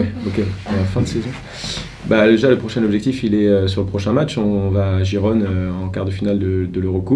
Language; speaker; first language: French; native; French